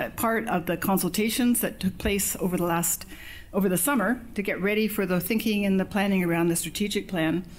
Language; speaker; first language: English; native; English